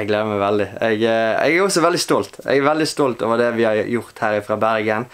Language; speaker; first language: Norwegian; native; Norwegian